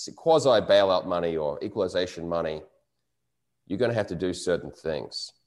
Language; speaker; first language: English; native; English